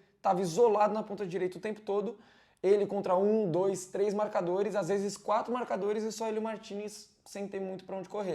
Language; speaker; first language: Portuguese; native; Portuguese